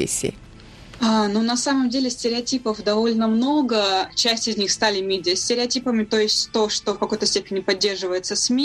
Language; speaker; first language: Russian; native; Russian